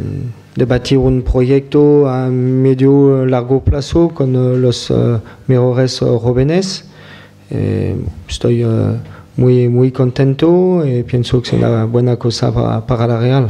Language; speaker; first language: Spanish; non-native, fluent; French